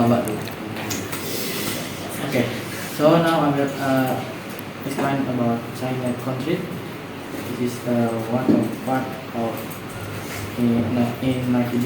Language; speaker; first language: English; non-native, learner; Indonesian